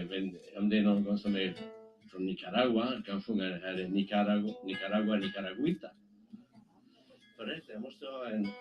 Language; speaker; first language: Swedish; non-native, fluent; Spanish